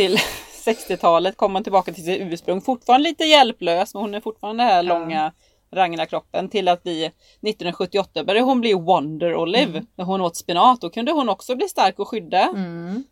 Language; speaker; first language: Swedish; native; Swedish